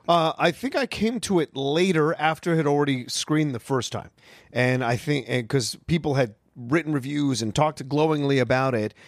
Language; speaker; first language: English; native; English